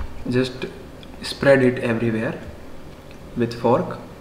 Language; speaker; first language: English; non-native, local second language; Hindi